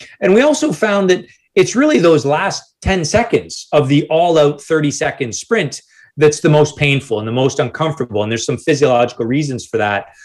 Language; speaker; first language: English; native; English